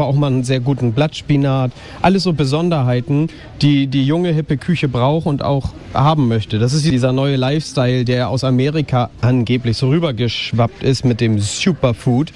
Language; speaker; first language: German; native; German